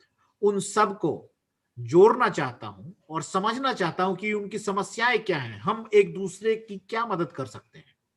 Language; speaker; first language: Hindi; native; Hindi